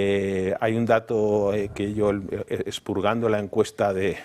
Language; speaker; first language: Spanish; native; Spanish